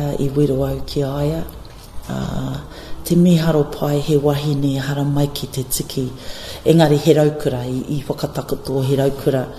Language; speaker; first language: Māori; non-native, local second language; English